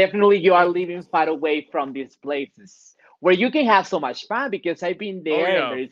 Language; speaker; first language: English; non-native, fluent; Spanish